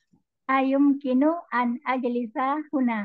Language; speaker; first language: Arabic; non-native, learner; Indonesian